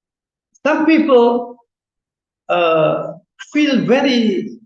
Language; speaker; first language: English; non-native, fluent; Indonesian